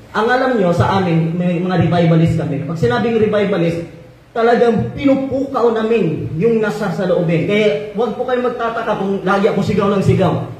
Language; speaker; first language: Filipino; non-native, local second language; Cebuano